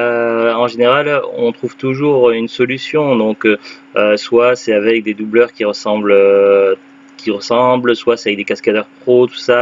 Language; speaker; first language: French; native; French